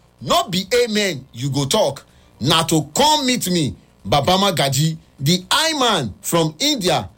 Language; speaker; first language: Nigerian Pidgin; native; Nigerian Pidgin